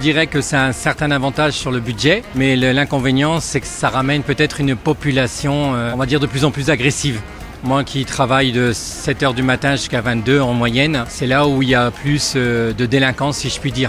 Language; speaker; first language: French; native; French